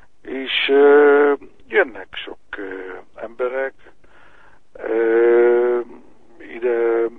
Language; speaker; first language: Hungarian; early bilingual, heritage; Hebrew